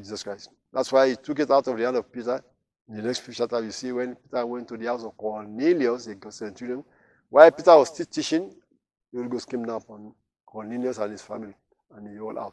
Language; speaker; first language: English; non-native, local second language; Yoruba